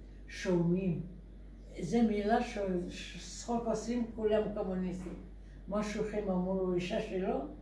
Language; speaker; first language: Hebrew; non-native, learner; Russian